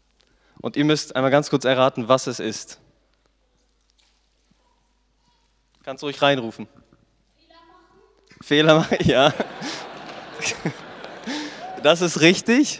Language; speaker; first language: German; native; German